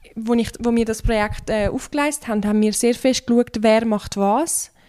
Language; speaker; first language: German; non-native, fluent; Turkish